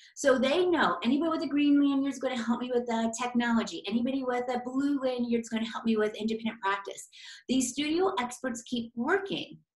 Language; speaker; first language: English; native; English